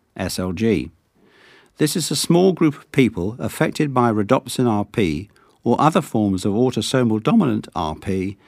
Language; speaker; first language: English; native; English